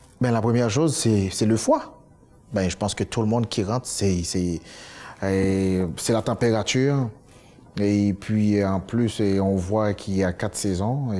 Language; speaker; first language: French; non-native, local second language; Haitian Creole